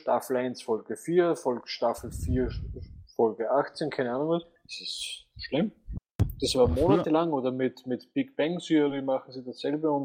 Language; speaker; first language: German; native; German